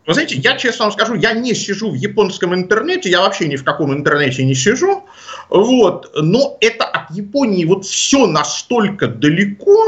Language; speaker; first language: Russian; native; Russian